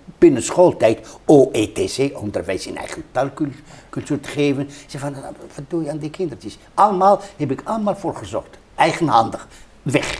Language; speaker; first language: Dutch; non-native, fluent; Hebrew